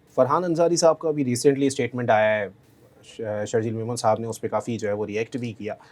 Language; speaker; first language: Urdu; native; Urdu